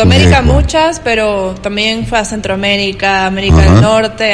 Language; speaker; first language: Spanish; native; Spanish